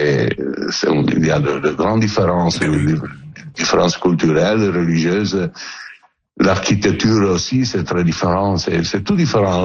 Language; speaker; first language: French; non-native, learner; Italian